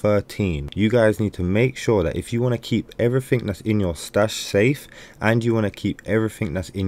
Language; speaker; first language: English; native; English